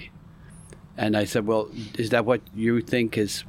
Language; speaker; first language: English; native; English